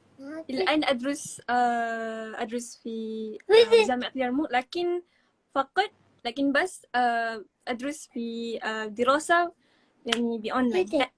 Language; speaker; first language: Arabic; non-native, learner; Malay